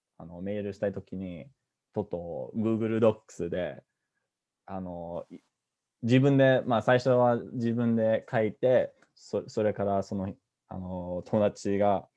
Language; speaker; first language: Japanese; non-native, fluent; English